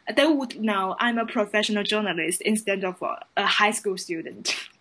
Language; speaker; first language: English; non-native, fluent; Chinese